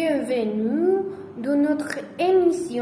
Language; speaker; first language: French; non-native, learner; Spanish